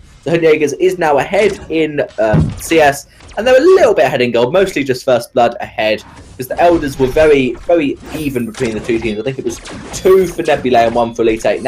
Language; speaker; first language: English; native; English